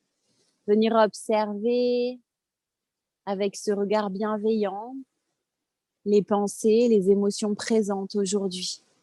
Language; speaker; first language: French; native; French